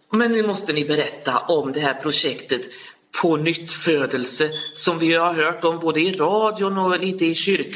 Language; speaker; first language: Swedish; native; Swedish